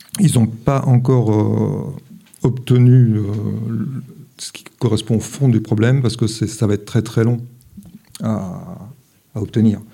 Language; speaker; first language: French; native; French